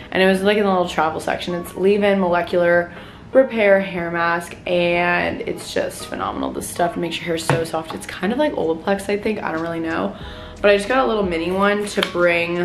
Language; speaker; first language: English; native; English